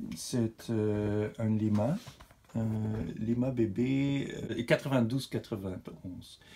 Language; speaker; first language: French; non-native, fluent; Dutch